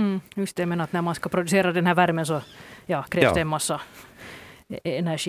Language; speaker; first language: Swedish; native; Swedish